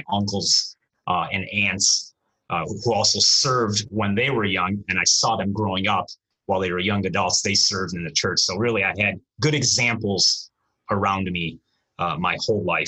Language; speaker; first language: English; early bilingual, other home language; Romanian